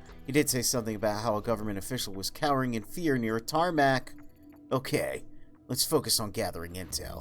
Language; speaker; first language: English; native; English